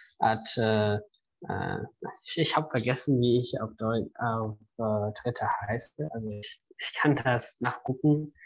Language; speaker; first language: German; non-native, fluent; Spanish